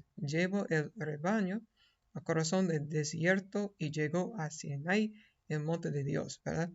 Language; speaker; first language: Spanish; non-native, fluent; English